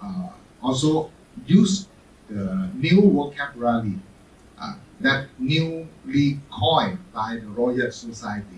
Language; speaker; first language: English; non-native, fluent; Thai